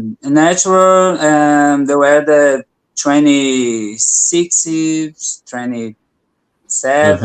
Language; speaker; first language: English; non-native, learner; Portuguese